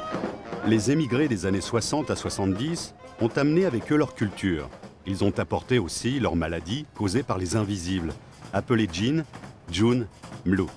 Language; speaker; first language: French; native; French